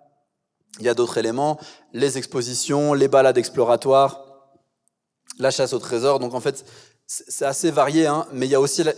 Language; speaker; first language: French; native; French